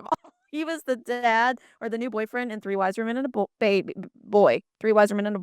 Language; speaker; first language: English; native; English